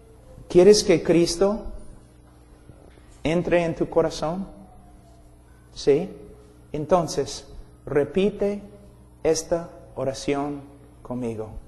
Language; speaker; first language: Spanish; non-native, fluent; English